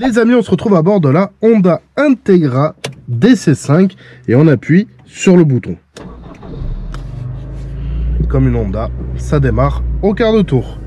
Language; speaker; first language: French; native; French